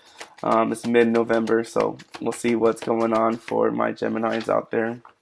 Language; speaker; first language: English; native; English